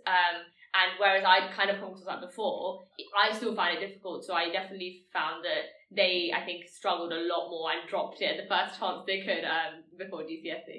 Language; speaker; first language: English; non-native, local second language; Tamil